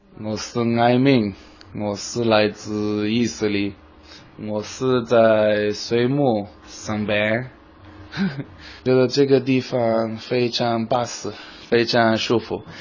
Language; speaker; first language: Chinese; non-native, fluent; Hebrew